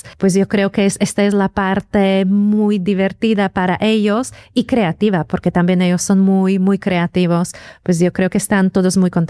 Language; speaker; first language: Spanish; non-native, fluent; Slovak